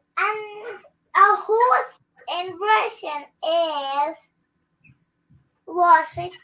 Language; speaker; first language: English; early bilingual, other home language; Russian